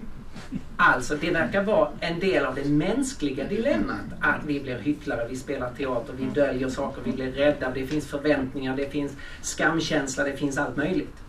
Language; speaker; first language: Swedish; native; Swedish